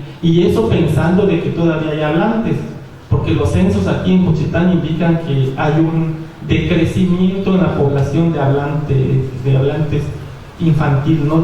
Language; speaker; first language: Spanish; non-native, local second language; Zapotec